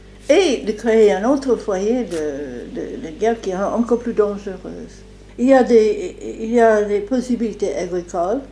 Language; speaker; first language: French; non-native, fluent; English